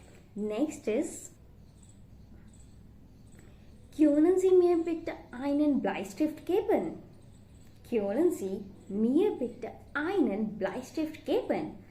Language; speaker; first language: German; non-native, fluent; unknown